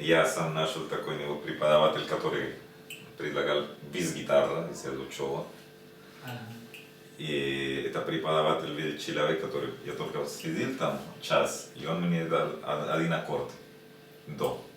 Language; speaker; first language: Russian; non-native, learner; Spanish